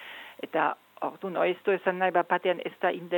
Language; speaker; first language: Basque; non-native, fluent; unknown